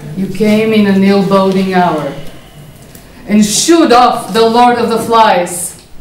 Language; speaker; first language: English; non-native, fluent; Bulgarian